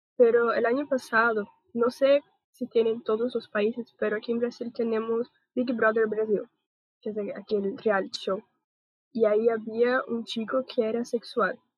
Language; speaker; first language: Spanish; non-native, learner; Portuguese